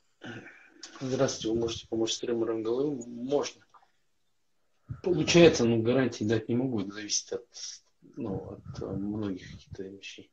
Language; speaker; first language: Russian; native; Russian